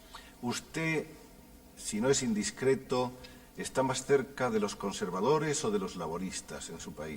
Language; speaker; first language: Spanish; native; Spanish